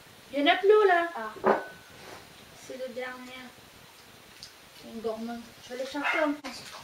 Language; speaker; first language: French; non-native, fluent; Filipino